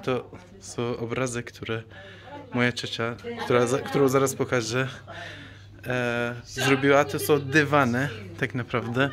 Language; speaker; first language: Polish; non-native, fluent; Persian